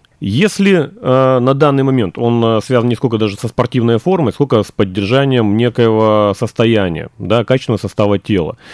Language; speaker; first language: Russian; native; Russian